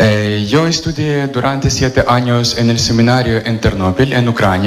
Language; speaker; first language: Spanish; non-native, fluent; Ukrainian